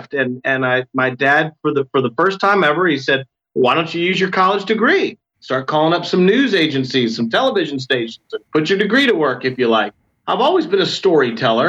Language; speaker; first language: English; native; English